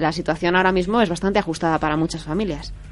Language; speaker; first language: Spanish; native; Spanish